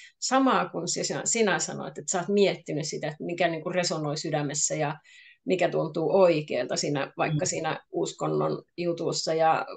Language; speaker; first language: Finnish; native; Finnish